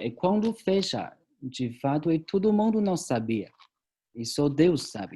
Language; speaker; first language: Portuguese; non-native, learner; Chinese